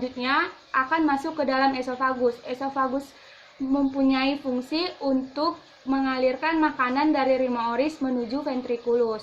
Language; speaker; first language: Indonesian; native; Indonesian